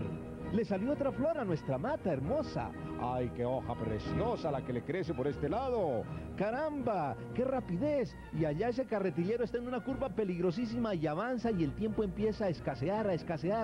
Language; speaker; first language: Spanish; native; Spanish